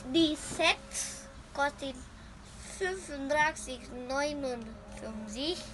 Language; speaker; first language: German; non-native, learner; Romanian